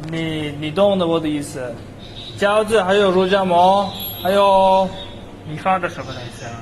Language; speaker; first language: Chinese; non-native, learner; Uzbek